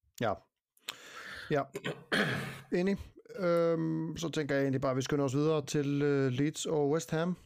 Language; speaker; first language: Danish; native; Danish